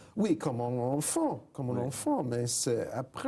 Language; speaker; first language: French; non-native, fluent; English